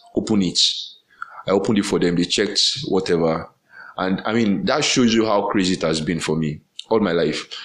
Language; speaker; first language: English; non-native, local second language; Yoruba